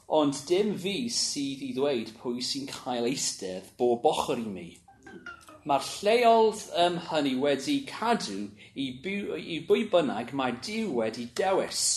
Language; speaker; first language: Welsh; non-native, local second language; English